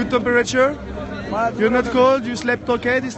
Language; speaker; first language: English; non-native, learner; French